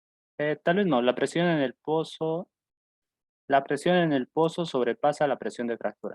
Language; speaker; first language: Spanish; native; Spanish